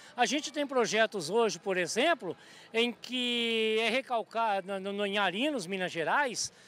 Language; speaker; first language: Portuguese; native; Portuguese